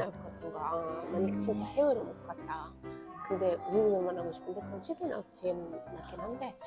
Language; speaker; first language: Korean; non-native, fluent; Arabic